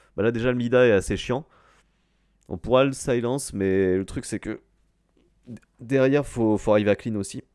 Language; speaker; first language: French; native; French